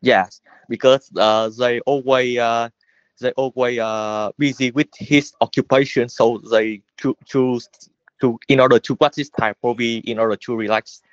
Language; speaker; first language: English; non-native, learner; Vietnamese